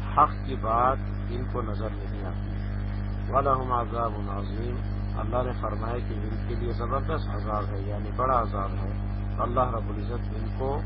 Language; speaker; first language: Urdu; non-native, local second language; Pashto